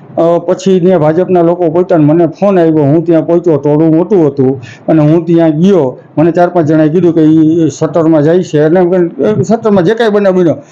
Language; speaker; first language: Gujarati; native; Gujarati